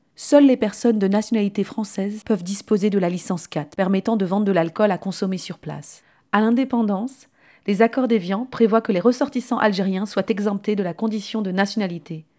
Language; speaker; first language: French; native; French